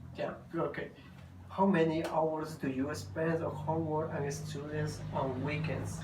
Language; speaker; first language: English; non-native, learner; Spanish